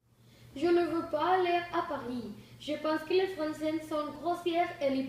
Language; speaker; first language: French; non-native, learner; Spanish